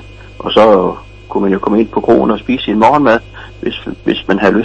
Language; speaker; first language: Danish; native; Danish